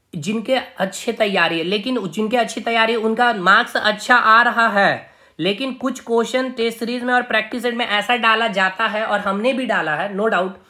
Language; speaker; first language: Hindi; native; Hindi